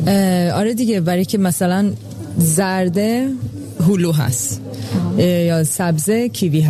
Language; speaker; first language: Persian; early bilingual, heritage; Persian